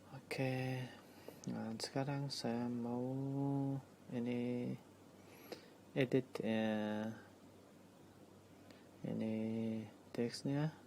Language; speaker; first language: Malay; non-native, learner; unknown